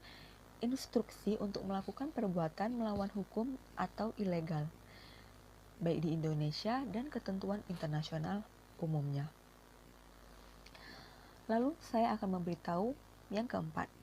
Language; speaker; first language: Indonesian; native; Indonesian